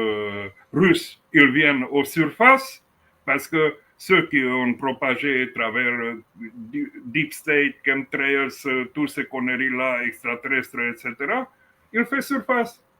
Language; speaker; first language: French; non-native, fluent; Romanian